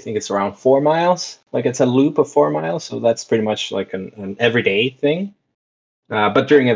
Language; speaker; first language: English; non-native, fluent; Spanish